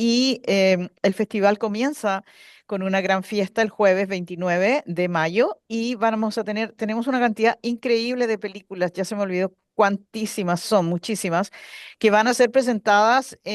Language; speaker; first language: Spanish; native; Spanish